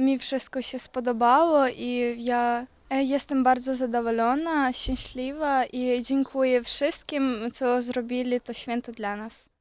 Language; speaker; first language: Polish; non-native, learner; Ukrainian